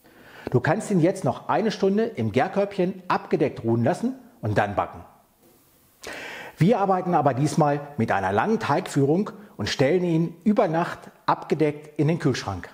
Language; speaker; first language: German; native; German